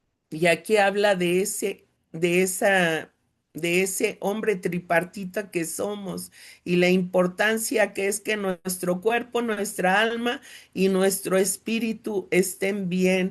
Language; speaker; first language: Spanish; native; Spanish